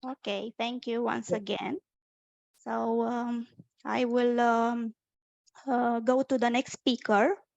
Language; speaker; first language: English; non-native, fluent; Romanian